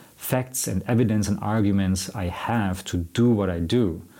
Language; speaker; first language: English; non-native, fluent; German